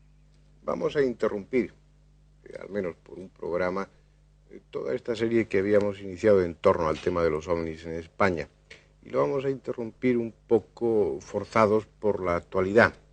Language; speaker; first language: Spanish; native; Spanish